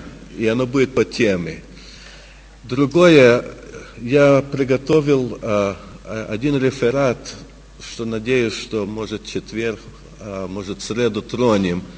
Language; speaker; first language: Russian; early bilingual, heritage; Russian